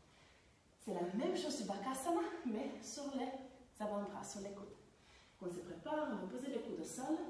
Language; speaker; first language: French; non-native, fluent; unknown